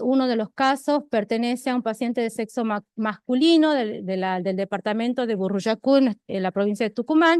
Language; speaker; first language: Spanish; native; Spanish